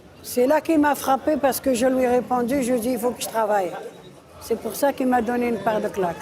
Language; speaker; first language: French; early bilingual, other home language; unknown